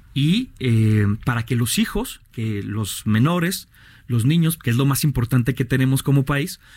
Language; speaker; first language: Spanish; native; Spanish